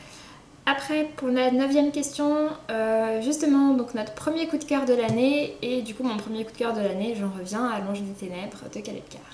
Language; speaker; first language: French; native; French